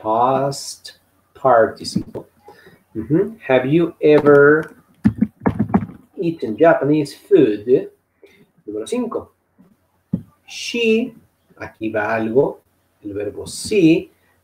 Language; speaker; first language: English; non-native, fluent; Spanish